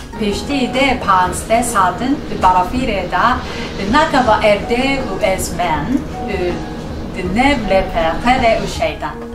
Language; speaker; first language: Kurdish; non-native, learner; Japanese